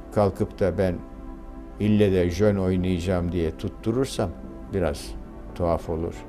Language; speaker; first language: Turkish; native; Turkish